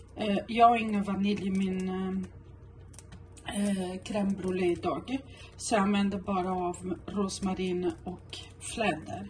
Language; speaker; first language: Swedish; non-native, fluent; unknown